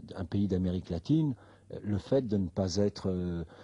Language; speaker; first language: French; non-native, fluent; Spanish